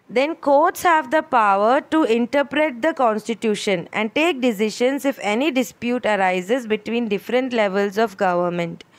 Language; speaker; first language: English; non-native, local second language; Malayalam